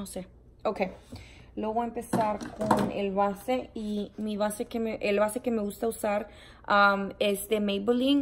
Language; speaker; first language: Spanish; early bilingual, heritage; Spanish